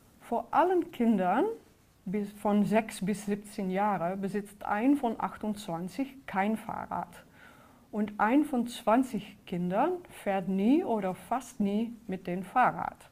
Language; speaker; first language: German; non-native, fluent; Dutch